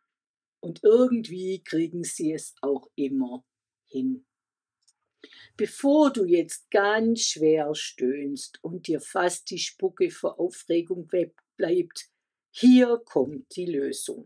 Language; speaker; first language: German; native; German